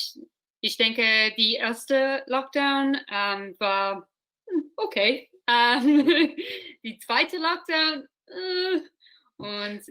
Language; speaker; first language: German; non-native, learner; English